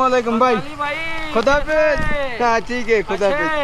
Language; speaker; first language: Hindi; non-native, learner; Bangla